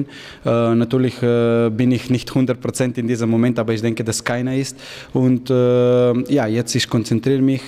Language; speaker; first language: German; non-native, learner; Slovenian